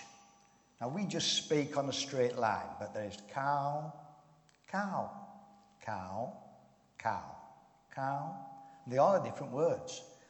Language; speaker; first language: English; native; English